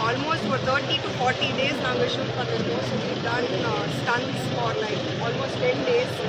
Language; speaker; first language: Tamil; non-native, local second language; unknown